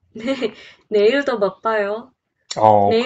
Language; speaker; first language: Korean; non-native, learner; English